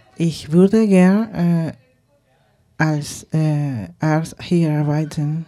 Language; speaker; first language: German; non-native, learner; Spanish